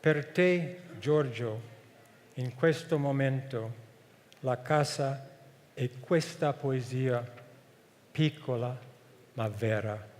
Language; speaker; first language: Italian; non-native, fluent; English